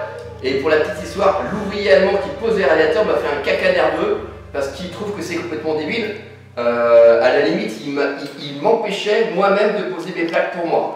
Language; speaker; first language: French; native; French